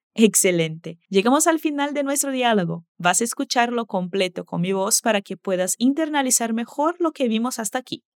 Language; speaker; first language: Spanish; non-native, fluent; Portuguese